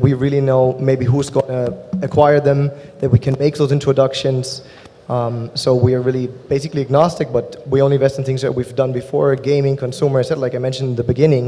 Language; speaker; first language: English; non-native, fluent; German